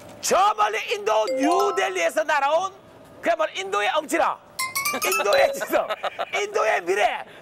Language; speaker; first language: Korean; native; Korean